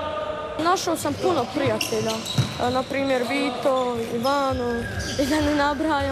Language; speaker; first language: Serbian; early bilingual, heritage; English